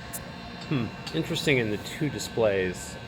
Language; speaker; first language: English; native; English